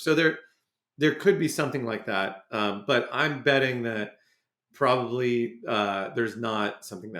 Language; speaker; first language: English; native; English